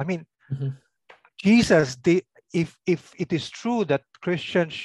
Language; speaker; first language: English; non-native, local second language; Pangasinan